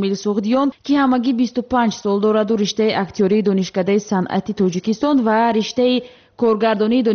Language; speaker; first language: Tajik; native; Tajik